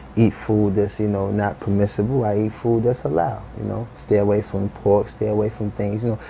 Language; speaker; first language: English; native; English